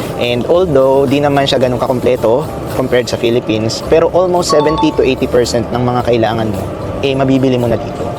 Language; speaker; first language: Filipino; native; Filipino